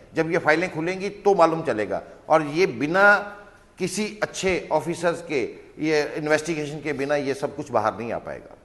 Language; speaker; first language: Hindi; native; Hindi